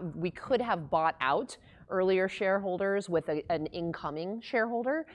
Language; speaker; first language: English; native; English